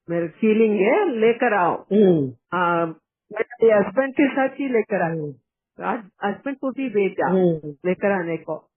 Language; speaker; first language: Hindi; non-native, local second language; Kannada